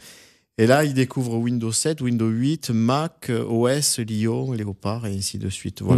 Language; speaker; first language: French; native; French